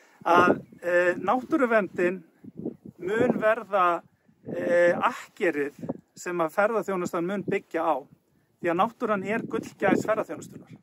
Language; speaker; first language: Icelandic; native; Icelandic